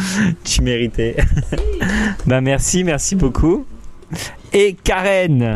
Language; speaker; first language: French; native; French